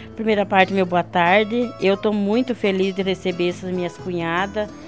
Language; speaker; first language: Portuguese; native; Portuguese